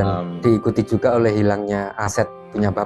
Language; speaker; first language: Indonesian; native; Indonesian